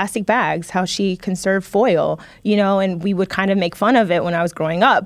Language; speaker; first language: English; native; English